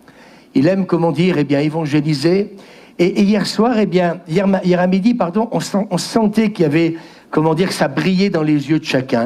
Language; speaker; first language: French; native; French